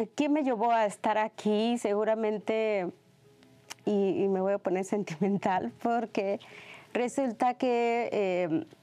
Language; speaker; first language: Spanish; non-native, local second language; Mixtepec Mixtec